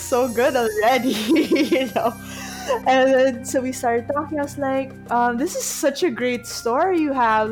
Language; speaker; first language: English; non-native, local second language; Filipino